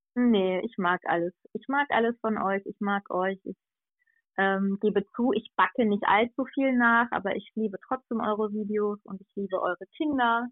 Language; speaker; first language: German; native; German